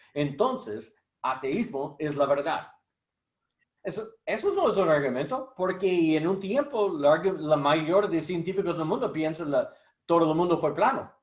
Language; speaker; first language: Spanish; non-native, learner; English